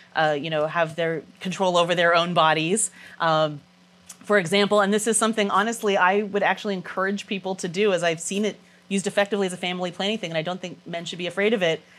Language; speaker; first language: English; native; English